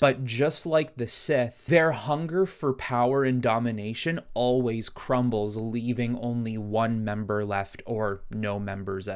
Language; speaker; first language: English; native; English